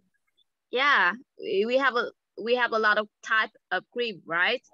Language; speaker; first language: English; non-native, fluent; Vietnamese